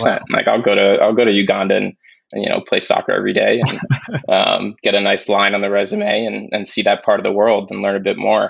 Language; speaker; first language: English; native; English